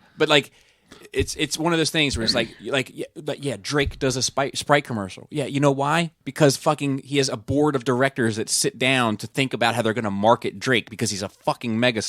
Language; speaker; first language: English; native; English